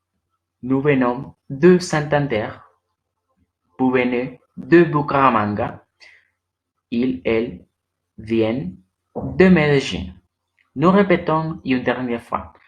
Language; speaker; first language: French; non-native, learner; Spanish